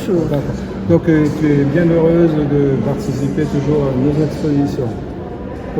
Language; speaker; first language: French; native; French